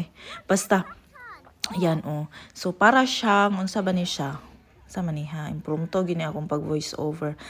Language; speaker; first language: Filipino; non-native, local second language; Cebuano